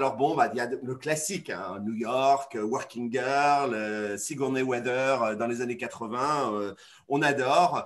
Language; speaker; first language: French; native; French